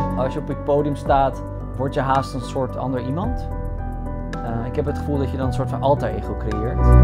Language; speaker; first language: Dutch; early bilingual, other home language; Bosnian